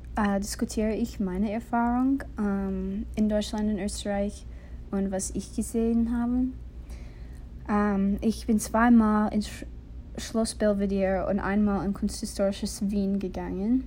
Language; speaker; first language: German; non-native, learner; English